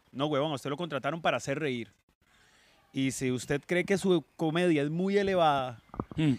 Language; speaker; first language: Spanish; native; Spanish